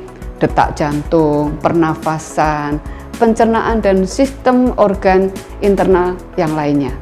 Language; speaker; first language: Indonesian; native; Indonesian